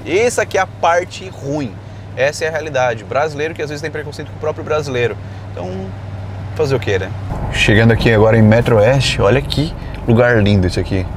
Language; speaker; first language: Portuguese; native; Portuguese